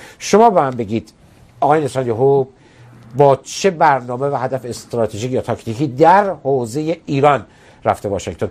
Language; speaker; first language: Persian; native; Persian